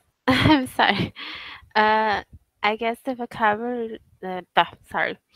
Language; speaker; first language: English; non-native, learner; Portuguese